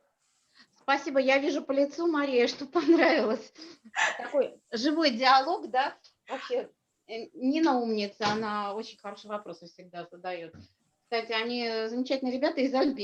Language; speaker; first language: Russian; native; Russian